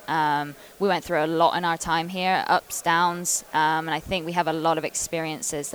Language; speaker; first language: English; native; English